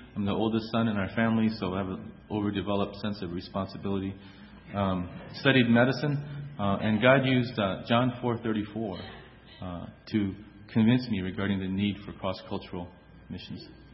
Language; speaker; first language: English; native; English